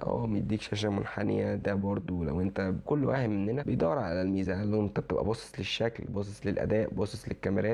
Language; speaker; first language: Arabic; native; Arabic